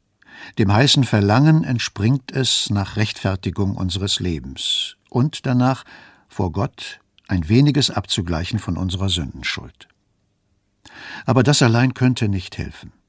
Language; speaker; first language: German; native; German